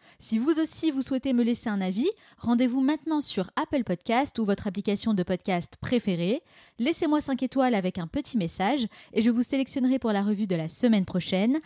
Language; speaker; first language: French; native; French